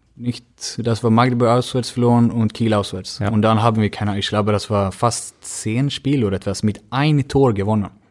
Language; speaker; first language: German; non-native, fluent; Swedish